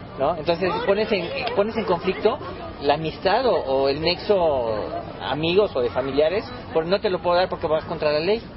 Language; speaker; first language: Spanish; native; Spanish